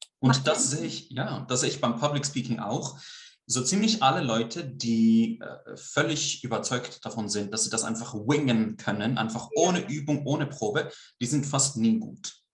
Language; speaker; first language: German; early bilingual, heritage; Swiss German